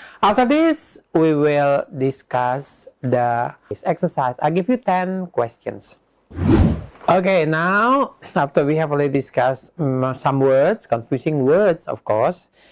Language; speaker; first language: English; non-native, fluent; Indonesian